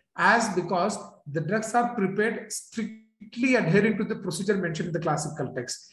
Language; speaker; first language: English; non-native, local second language; Urdu